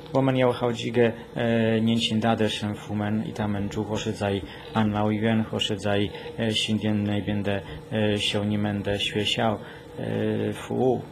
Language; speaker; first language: Chinese; non-native, fluent; Polish